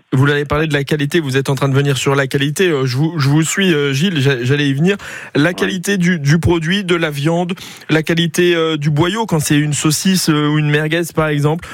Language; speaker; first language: French; native; French